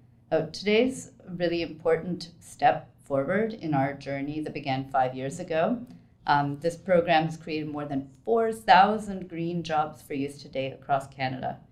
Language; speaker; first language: English; native; English